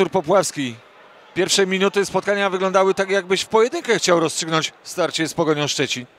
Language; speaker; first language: Polish; native; Polish